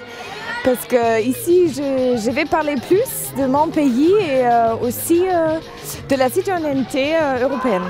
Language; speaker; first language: French; non-native, fluent; German